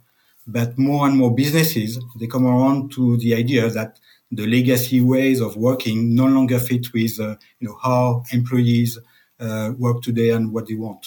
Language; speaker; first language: English; non-native, fluent; French